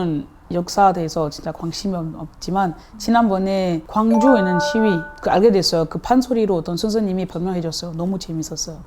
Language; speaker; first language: Korean; non-native, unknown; French